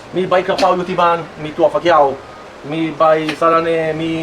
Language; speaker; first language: Thai; non-native, learner; Hebrew